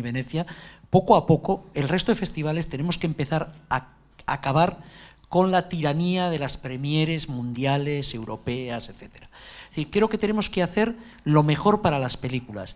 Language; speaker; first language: Spanish; native; Spanish